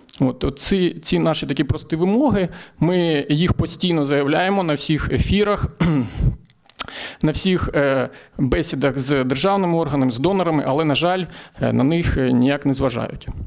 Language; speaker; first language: Ukrainian; native; Ukrainian